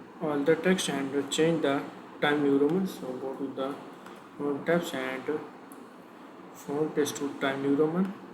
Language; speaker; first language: English; non-native, learner; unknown